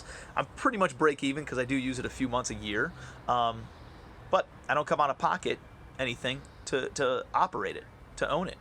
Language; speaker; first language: English; native; English